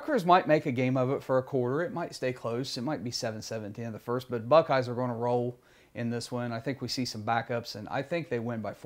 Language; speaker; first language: English; native; English